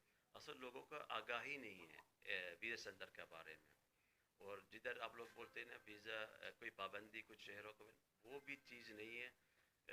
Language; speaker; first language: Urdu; non-native, fluent; Arabic